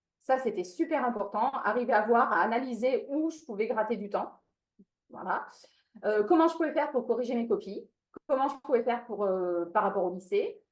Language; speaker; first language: French; non-native, fluent; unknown